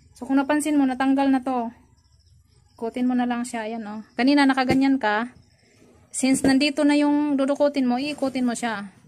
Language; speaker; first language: Filipino; native; Filipino